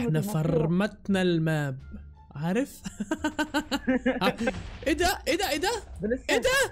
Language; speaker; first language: Arabic; native; Arabic